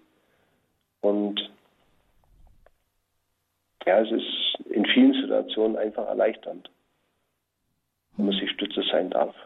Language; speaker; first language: German; native; German